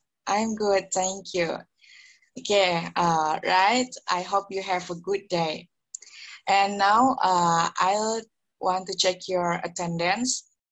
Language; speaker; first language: English; non-native, learner; Indonesian